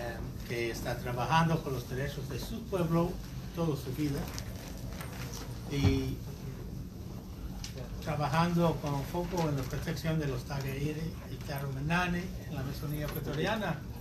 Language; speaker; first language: Spanish; non-native, fluent; English